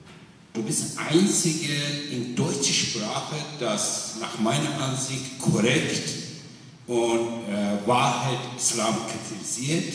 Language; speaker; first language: German; non-native, learner; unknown